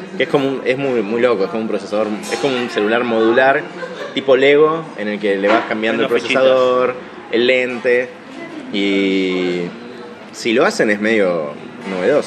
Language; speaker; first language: Spanish; native; Spanish